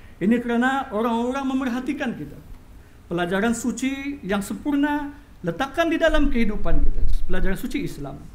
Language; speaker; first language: Malay; native; Malay